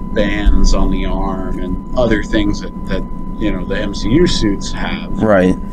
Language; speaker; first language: English; native; English